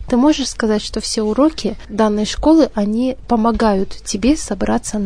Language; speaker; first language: Russian; native; Russian